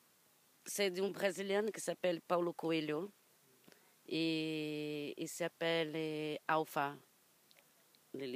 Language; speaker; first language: French; non-native, learner; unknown